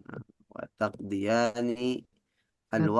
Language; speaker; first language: Arabic; non-native, fluent; Indonesian